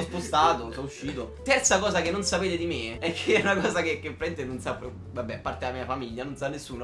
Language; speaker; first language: Italian; native; Italian